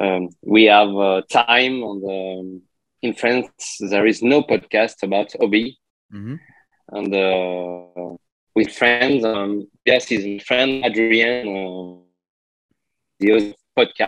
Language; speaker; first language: English; non-native, learner; French